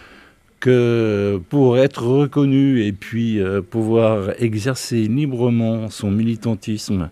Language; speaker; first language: French; native; French